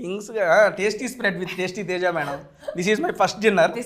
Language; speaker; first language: Telugu; native; Telugu